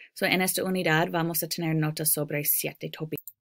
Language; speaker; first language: Spanish; non-native, fluent; English